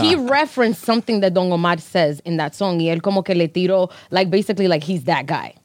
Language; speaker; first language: English; early bilingual, other home language; Spanish